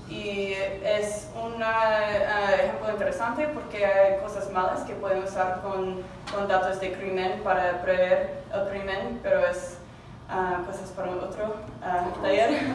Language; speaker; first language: Spanish; non-native, learner; English